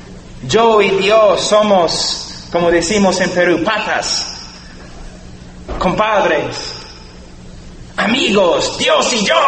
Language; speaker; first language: Spanish; non-native, fluent; English